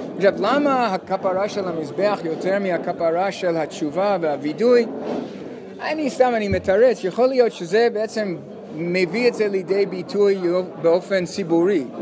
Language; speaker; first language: Hebrew; non-native, fluent; English